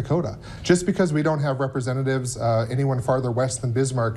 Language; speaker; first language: English; native; English